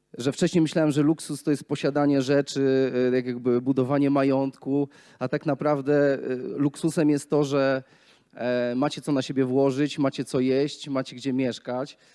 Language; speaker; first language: Polish; native; Polish